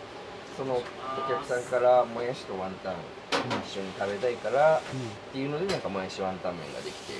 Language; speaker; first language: Japanese; native; Japanese